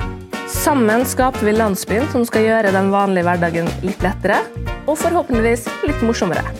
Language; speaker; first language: Norwegian; native; Norwegian